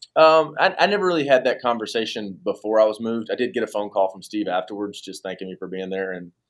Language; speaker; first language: English; native; English